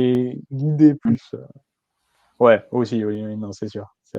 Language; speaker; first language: French; native; French